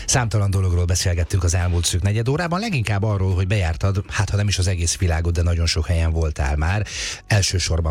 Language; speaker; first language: Hungarian; native; Hungarian